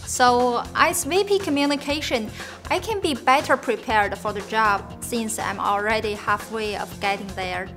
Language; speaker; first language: English; non-native, fluent; Chinese